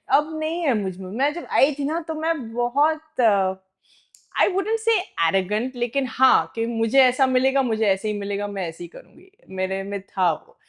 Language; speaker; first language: Hindi; non-native, fluent; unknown